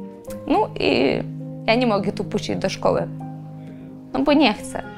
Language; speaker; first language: Polish; non-native, learner; Ukrainian